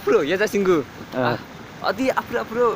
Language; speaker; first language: Korean; non-native, learner; Nepali